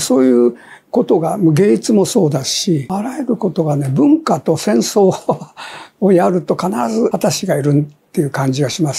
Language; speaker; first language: Japanese; native; Japanese